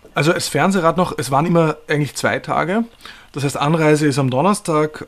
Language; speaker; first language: German; native; German